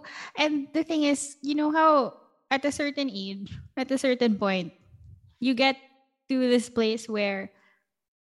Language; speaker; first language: English; non-native, local second language; Filipino